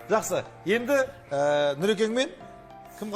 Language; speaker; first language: Kazakh; native; Kazakh